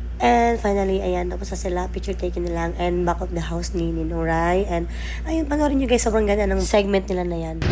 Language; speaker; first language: Filipino; native; Filipino